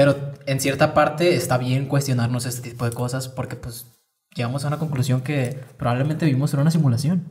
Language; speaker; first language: Spanish; native; Spanish